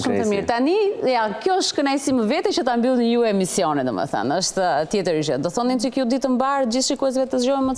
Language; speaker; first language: Albanian; native; Albanian